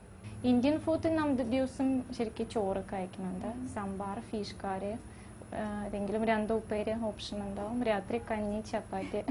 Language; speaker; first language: Malayalam; non-native, fluent; Russian